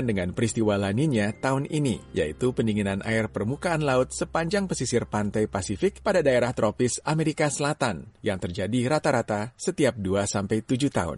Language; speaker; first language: Indonesian; native; Indonesian